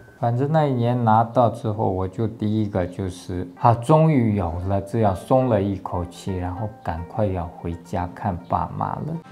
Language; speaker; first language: Chinese; non-native, local second language; Tibetan